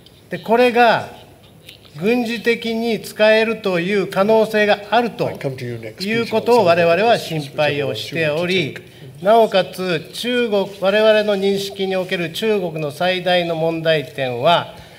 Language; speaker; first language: Japanese; native; Japanese